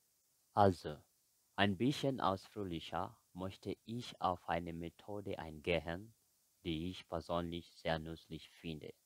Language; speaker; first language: German; non-native, fluent; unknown